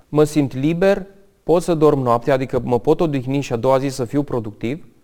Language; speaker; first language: Romanian; native; Romanian